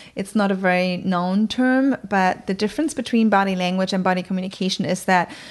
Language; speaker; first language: English; non-native, fluent; German